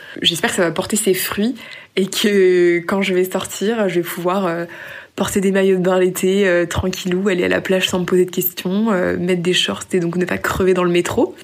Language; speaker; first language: French; native; French